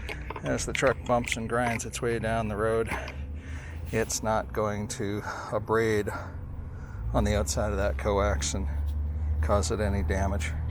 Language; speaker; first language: English; native; English